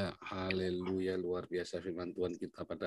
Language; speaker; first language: Indonesian; native; Indonesian